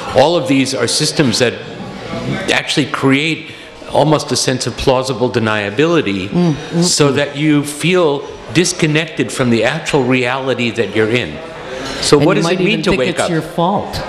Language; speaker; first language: English; native; English